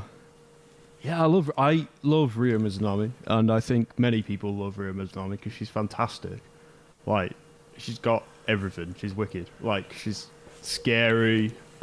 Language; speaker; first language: English; native; English